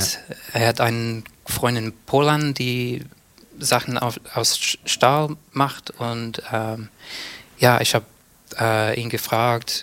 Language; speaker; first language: German; non-native, learner; English